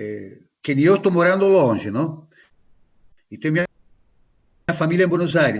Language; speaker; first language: Portuguese; non-native, fluent; Spanish